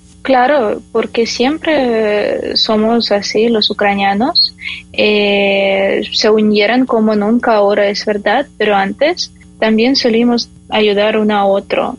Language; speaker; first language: Spanish; non-native, fluent; Ukrainian